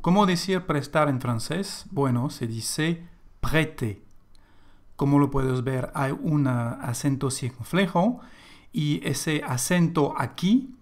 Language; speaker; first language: Spanish; non-native, fluent; French